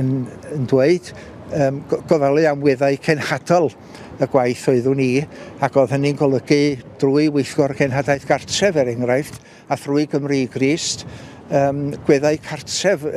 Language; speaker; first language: Welsh; native; Welsh